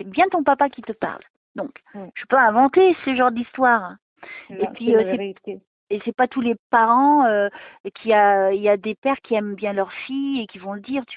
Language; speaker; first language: French; native; French